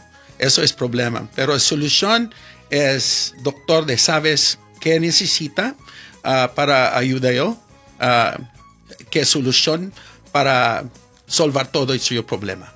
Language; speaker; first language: Spanish; non-native, learner; English